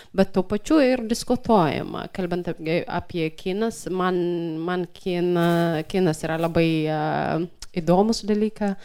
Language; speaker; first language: Lithuanian; non-native, fluent; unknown